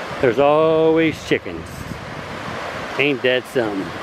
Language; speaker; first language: English; native; English